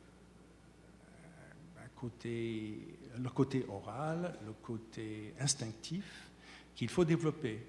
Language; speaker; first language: French; native; French